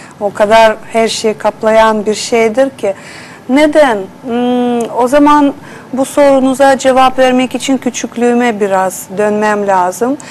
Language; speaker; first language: Turkish; non-native, fluent; Russian